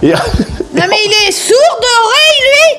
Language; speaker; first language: French; native; French